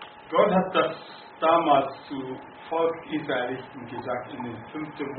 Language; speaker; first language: German; non-native, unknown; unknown